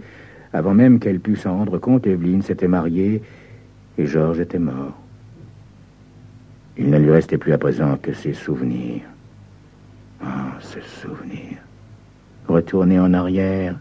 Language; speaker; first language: French; native; French